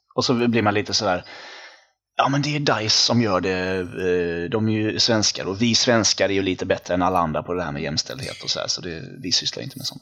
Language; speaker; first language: Swedish; native; Swedish